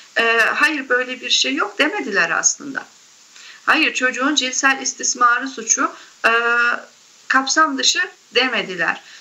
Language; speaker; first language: Turkish; native; Turkish